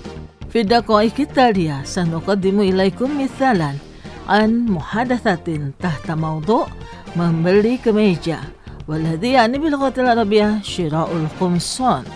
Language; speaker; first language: Arabic; non-native, fluent; Indonesian